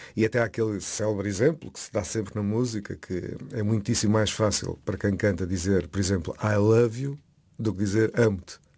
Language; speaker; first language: Portuguese; native; Portuguese